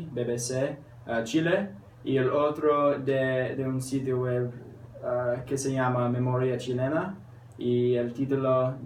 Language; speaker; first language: Spanish; non-native, learner; English